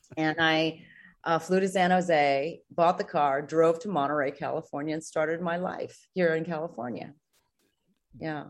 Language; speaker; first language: English; native; English